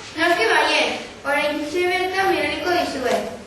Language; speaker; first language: Basque; non-native, local second language; Spanish